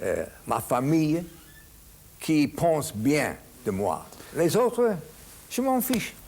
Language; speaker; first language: French; non-native, fluent; English